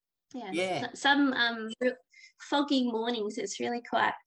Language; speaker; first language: English; native; English